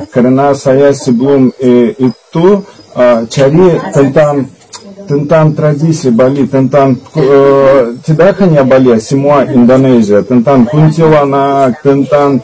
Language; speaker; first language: Indonesian; non-native, learner; Russian